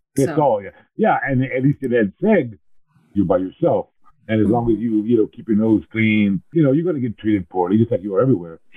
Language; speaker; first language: English; native; English